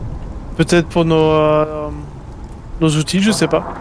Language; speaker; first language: French; native; French